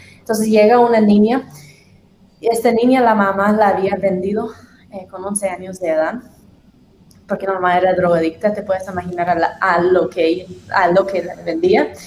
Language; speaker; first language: Spanish; non-native, fluent; English